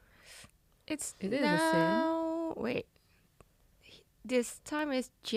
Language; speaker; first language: English; non-native, fluent; Indonesian